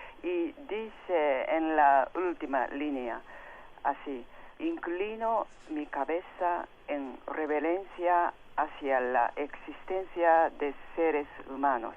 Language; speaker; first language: Spanish; non-native, fluent; Japanese